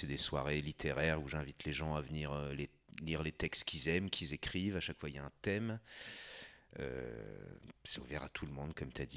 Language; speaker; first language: French; native; French